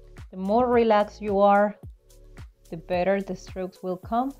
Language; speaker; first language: English; non-native, fluent; Spanish